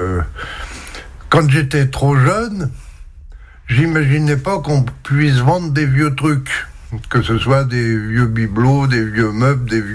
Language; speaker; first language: French; native; French